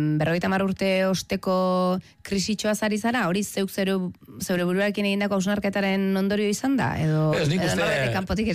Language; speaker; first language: Basque; native; Basque